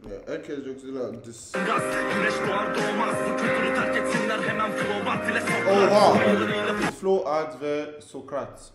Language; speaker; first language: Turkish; non-native, learner; English